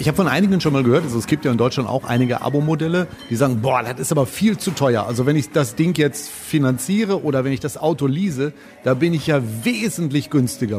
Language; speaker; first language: German; native; German